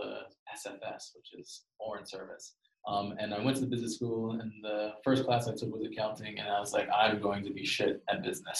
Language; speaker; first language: English; native; English